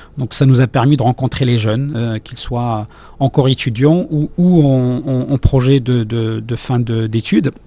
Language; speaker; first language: French; non-native, local second language; Arabic